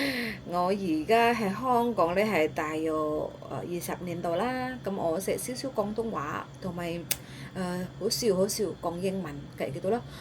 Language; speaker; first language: Cantonese; non-native, fluent; Indonesian